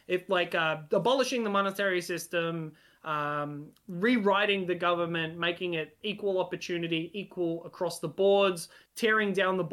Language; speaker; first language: English; non-native, local second language; Hungarian